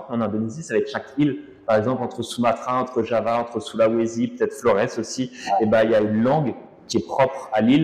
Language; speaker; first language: French; native; French